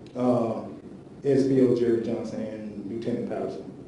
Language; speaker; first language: English; native; English